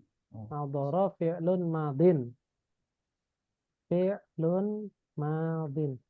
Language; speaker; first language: Arabic; non-native, fluent; Indonesian